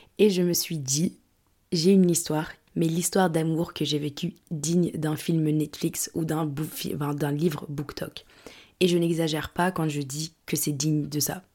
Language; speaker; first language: French; native; French